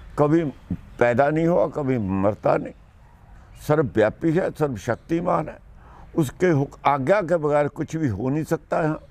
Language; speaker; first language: Hindi; non-native, local second language; Punjabi